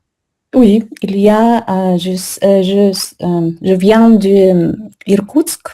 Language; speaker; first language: French; non-native, learner; Russian